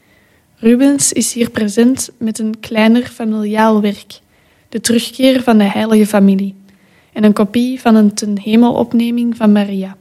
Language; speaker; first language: Dutch; native; Dutch